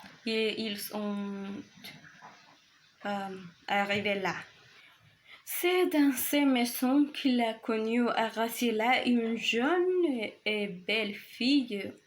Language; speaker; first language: French; non-native, learner; Spanish